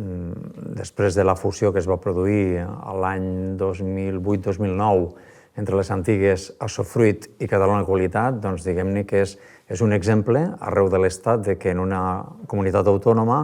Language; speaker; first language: Catalan; native; Catalan